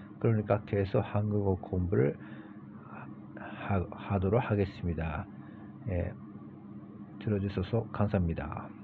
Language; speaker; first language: Korean; non-native, learner; Japanese